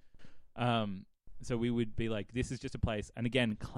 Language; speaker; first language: English; native; English